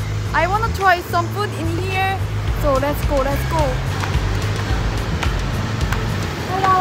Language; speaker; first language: English; non-native, learner; Korean